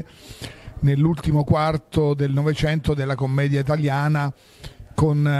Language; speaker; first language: Italian; native; Italian